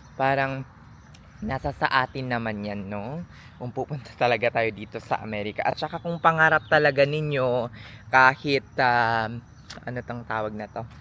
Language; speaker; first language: Filipino; native; Filipino